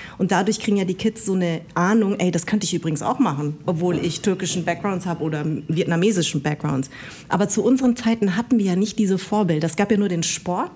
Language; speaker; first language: German; early bilingual, other home language; Vietnamese